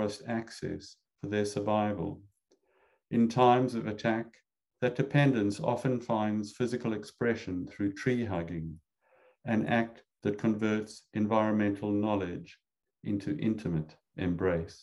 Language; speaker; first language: English; native; English